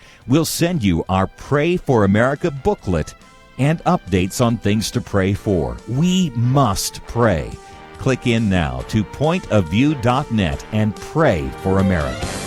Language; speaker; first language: English; native; English